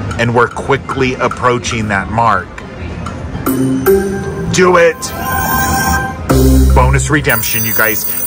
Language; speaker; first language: English; native; English